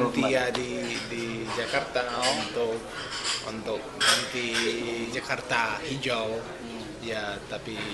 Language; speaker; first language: Indonesian; non-native, learner; English